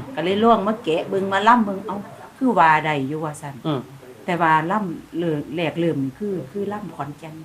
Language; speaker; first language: Thai; native; Thai